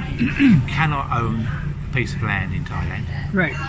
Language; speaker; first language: English; native; English